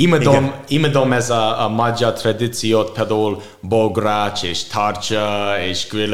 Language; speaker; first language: Hungarian; non-native, learner; English